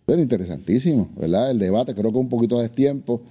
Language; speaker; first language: Spanish; native; Spanish